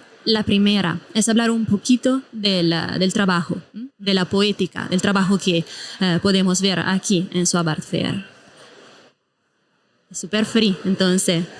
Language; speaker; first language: Spanish; non-native, fluent; Italian